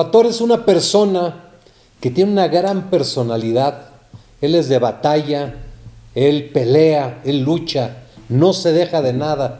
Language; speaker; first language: Spanish; native; Spanish